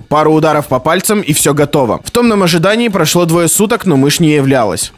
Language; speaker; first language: Russian; native; Russian